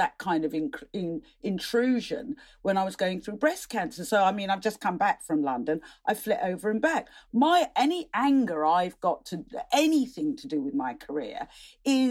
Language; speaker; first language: English; native; English